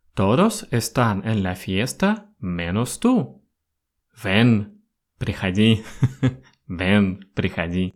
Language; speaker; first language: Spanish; non-native, fluent; Russian